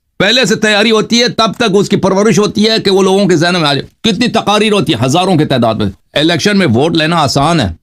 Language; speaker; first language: Urdu; non-native, fluent; Persian